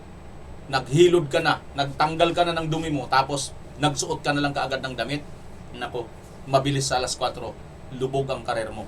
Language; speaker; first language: Filipino; native; Filipino